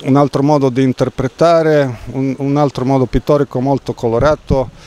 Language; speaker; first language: Italian; non-native, fluent; Croatian